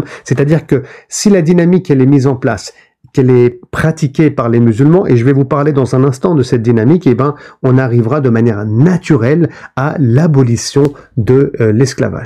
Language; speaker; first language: French; native; French